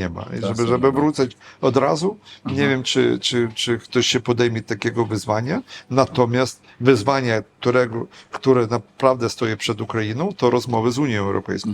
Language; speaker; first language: Polish; non-native, fluent; Ukrainian